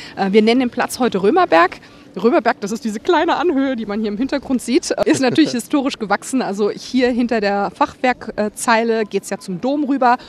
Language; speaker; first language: German; native; German